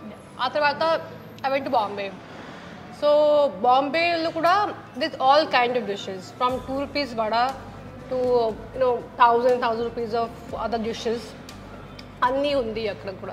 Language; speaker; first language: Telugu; non-native, learner; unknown